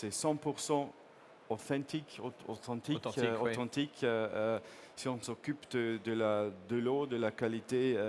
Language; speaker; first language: French; non-native, fluent; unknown